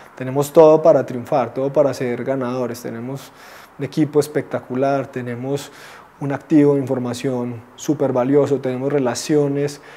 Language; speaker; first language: Spanish; native; Spanish